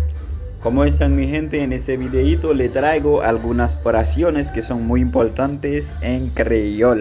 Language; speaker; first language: Spanish; non-native, fluent; Haitian Creole